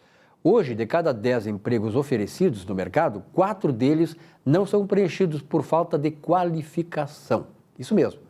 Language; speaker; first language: Portuguese; native; Portuguese